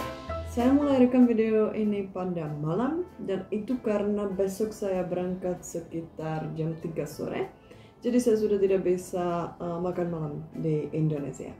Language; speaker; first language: Indonesian; non-native, fluent; Czech